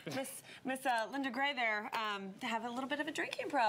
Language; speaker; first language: English; native; English